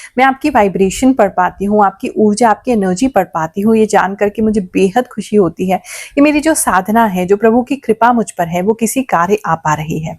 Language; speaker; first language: Hindi; native; Hindi